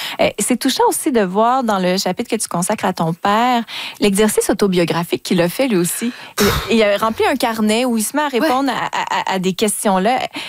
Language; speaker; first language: French; native; French